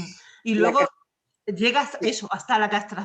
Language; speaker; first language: Spanish; native; Spanish